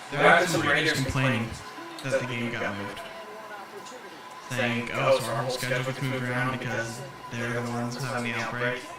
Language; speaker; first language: English; native; English